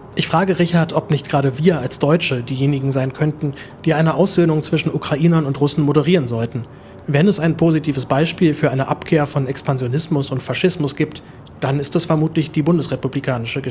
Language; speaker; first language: German; native; German